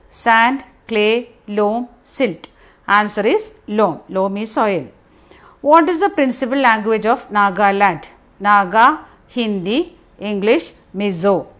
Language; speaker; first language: English; non-native, local second language; Malayalam